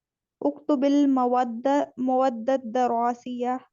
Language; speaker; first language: Arabic; non-native, learner; Urdu